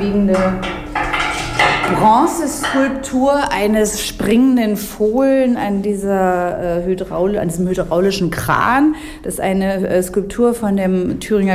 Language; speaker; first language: German; native; German